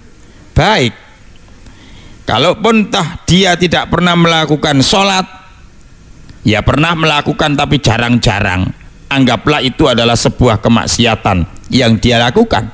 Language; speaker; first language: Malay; non-native, local second language; Javanese